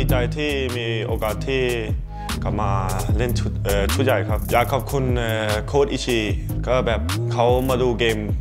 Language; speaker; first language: Thai; early bilingual, heritage; Thai